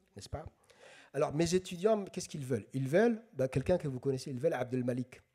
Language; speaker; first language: French; non-native, local second language; Somali